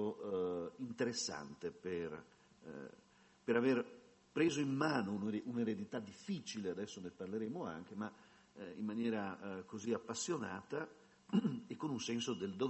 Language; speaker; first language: Italian; native; Italian